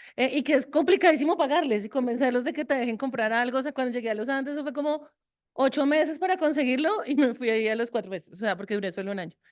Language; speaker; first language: Spanish; early bilingual, other home language; French